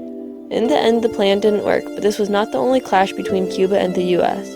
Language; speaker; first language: English; native; English